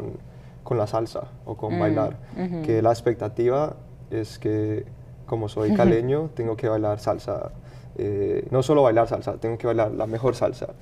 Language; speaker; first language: Spanish; early bilingual, heritage; Spanish